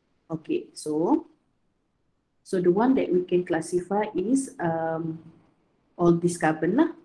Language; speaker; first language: English; non-native, local second language; Malay